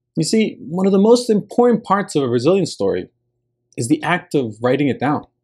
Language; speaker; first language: English; early bilingual, other home language; Spanish